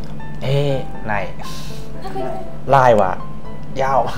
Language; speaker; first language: Japanese; non-native, learner; Thai